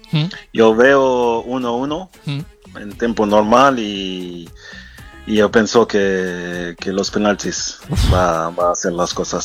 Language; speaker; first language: Spanish; non-native, fluent; French